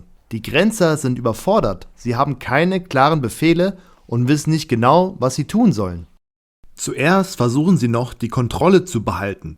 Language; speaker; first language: German; native; German